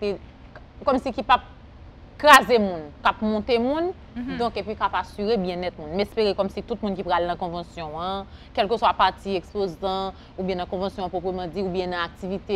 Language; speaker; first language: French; non-native, local second language; Haitian Creole